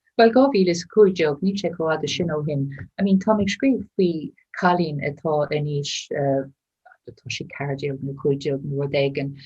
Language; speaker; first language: Irish; non-native, local second language; English